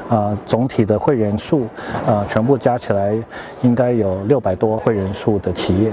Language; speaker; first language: Chinese; native; Chinese